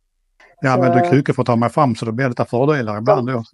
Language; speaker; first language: Swedish; native; Swedish